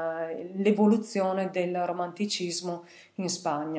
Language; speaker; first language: Italian; native; Italian